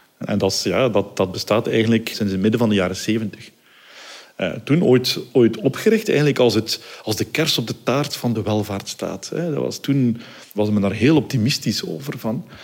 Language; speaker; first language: Dutch; native; Dutch